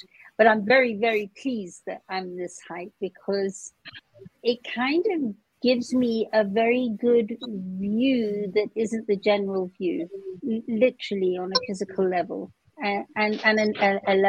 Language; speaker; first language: English; native; English